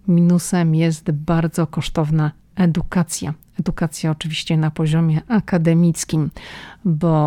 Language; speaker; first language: Polish; native; Polish